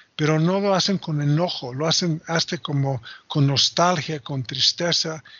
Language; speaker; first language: Spanish; non-native, fluent; English